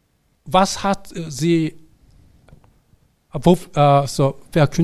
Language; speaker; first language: German; non-native, learner; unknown